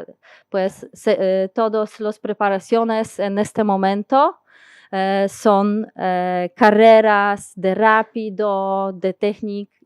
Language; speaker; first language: Spanish; non-native, learner; Polish